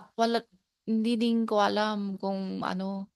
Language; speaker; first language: Filipino; non-native, learner; Chinese